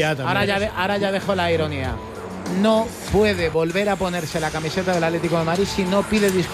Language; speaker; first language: Spanish; native; Spanish